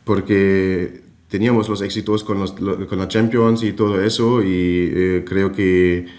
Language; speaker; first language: Spanish; non-native, fluent; German